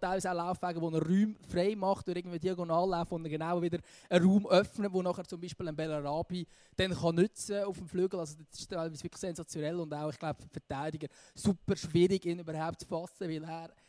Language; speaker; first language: German; native; German